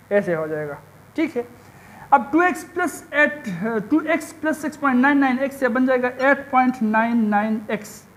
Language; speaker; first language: Urdu; non-native, local second language; Pashto